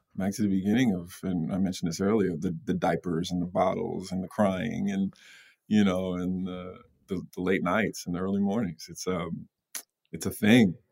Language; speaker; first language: English; native; English